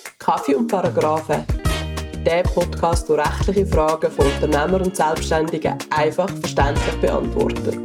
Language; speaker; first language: German; native; German